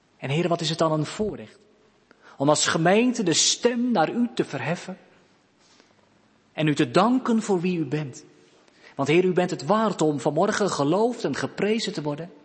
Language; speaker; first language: Dutch; native; Dutch